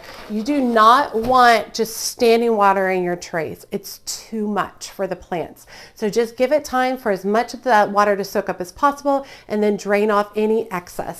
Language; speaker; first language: English; native; English